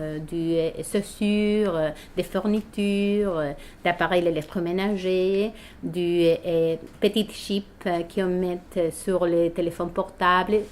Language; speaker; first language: French; non-native, fluent; Spanish